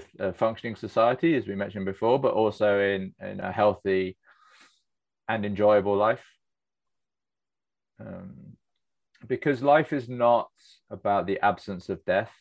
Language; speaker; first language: English; native; English